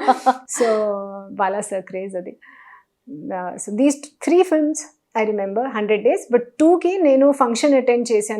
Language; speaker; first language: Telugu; non-native, local second language; Hindi